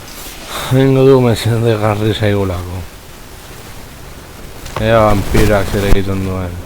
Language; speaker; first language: Basque; native; Basque